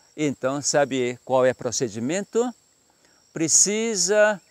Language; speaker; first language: Portuguese; non-native, fluent; Korean